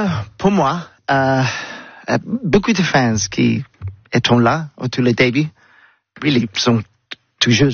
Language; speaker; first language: French; non-native, learner; English